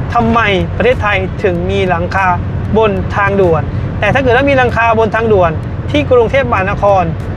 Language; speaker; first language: Thai; native; Thai